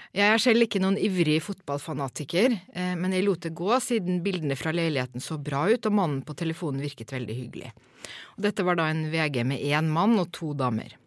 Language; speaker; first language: Norwegian; native; Norwegian